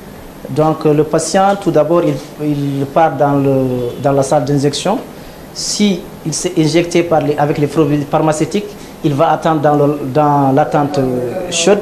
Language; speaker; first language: French; non-native, local second language; Arabic